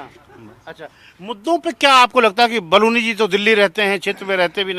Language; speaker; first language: Hindi; native; Hindi